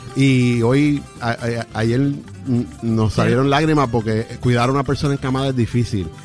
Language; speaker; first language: Spanish; native; Spanish